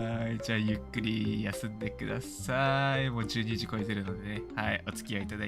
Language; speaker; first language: Japanese; native; Japanese